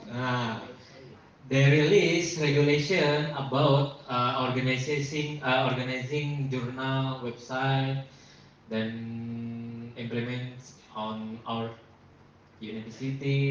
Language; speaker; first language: English; non-native, learner; Indonesian